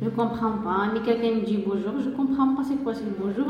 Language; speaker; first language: French; non-native, learner; Arabic